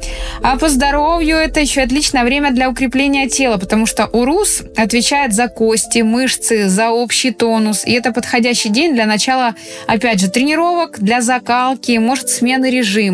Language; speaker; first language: Russian; native; Russian